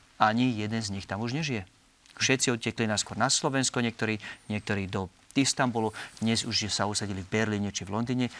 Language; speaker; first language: Slovak; native; Slovak